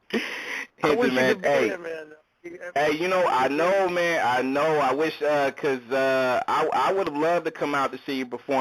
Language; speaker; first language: English; native; English